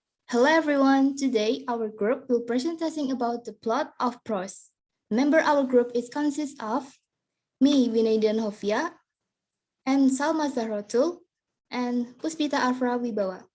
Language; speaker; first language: English; non-native, learner; Indonesian